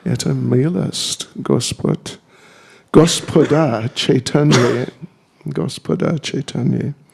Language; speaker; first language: Russian; non-native, learner; English